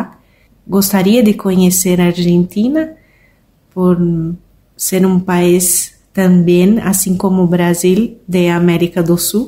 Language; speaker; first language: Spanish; non-native, learner; Portuguese